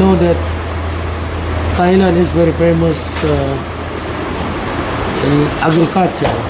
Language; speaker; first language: English; non-native, learner; Indonesian